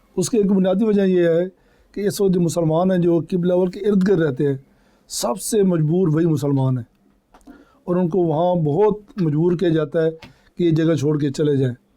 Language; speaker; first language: Urdu; non-native, local second language; Punjabi